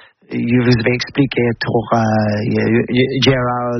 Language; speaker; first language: French; non-native, learner; English